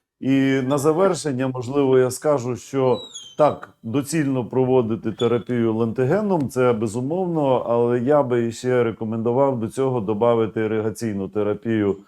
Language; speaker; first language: Ukrainian; native; Ukrainian